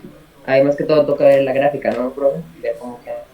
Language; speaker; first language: Spanish; native; Spanish